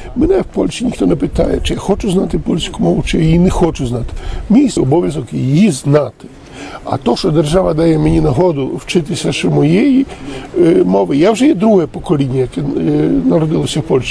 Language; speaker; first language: Ukrainian; early bilingual, heritage; Ukrainian